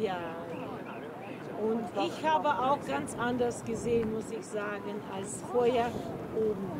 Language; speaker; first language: German; non-native, learner; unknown